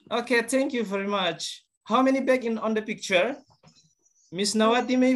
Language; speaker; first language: English; non-native, learner; Indonesian